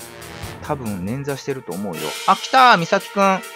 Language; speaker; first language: Japanese; native; Japanese